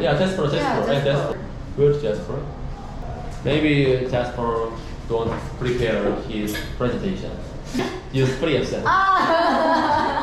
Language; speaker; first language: English; non-native, learner; Korean